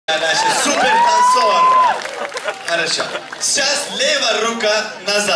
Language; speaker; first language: Russian; non-native, learner; Turkish